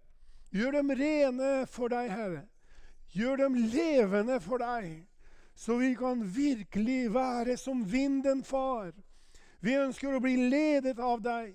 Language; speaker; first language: Norwegian; non-native, fluent; Albanian